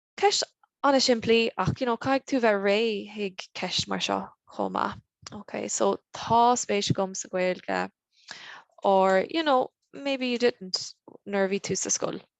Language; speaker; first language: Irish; non-native, local second language; English